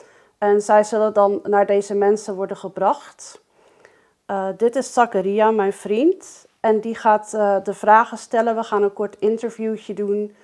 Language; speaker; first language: Dutch; native; Dutch